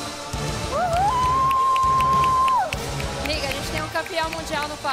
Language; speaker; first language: Portuguese; native; Portuguese